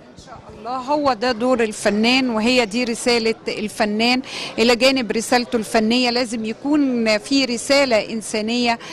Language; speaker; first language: Egyptian Arabic; native; Egyptian Arabic